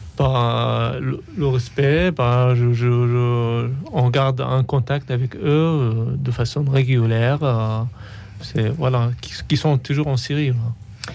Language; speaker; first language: French; non-native, fluent; Arabic